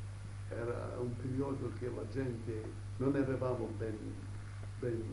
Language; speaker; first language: Italian; early bilingual, heritage; Italian